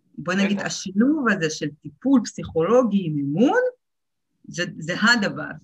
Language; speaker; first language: Hebrew; early bilingual, other home language; Russian